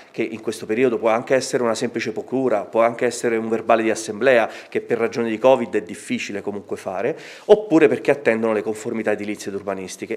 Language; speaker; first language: Italian; native; Italian